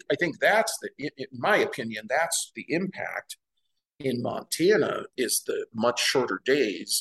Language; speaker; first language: English; native; English